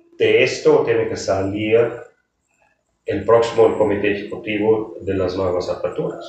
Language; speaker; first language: Spanish; non-native, fluent; German